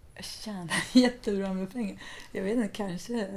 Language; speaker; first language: Swedish; early bilingual, other home language; Persian